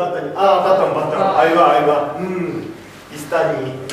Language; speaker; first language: Arabic; non-native, learner; Japanese